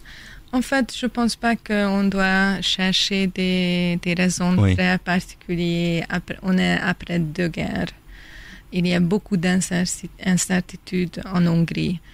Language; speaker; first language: French; non-native, fluent; Hungarian